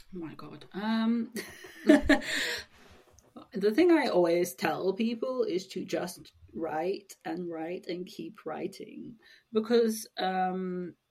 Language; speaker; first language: English; native; English